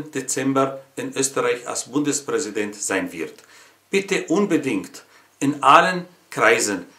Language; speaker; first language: German; non-native, fluent; Arabic